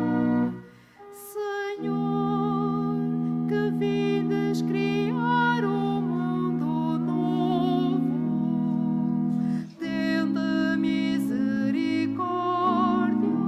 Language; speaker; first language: Portuguese; native; Portuguese